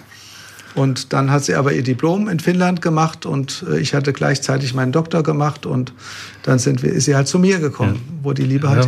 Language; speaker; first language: German; native; German